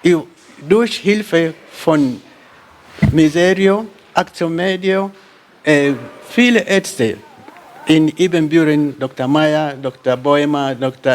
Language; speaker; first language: German; non-native, learner; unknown